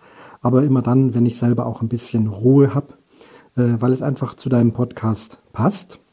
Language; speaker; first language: German; native; German